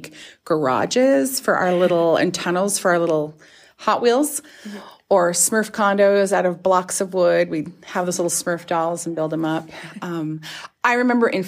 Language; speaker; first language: English; native; English